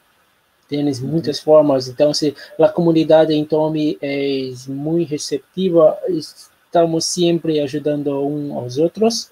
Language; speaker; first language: Spanish; non-native, learner; Portuguese